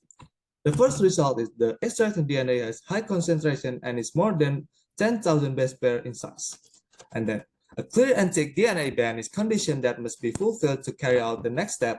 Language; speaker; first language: English; non-native, learner; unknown